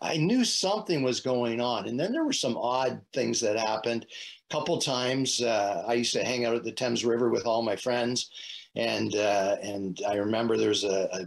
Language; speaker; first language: English; native; English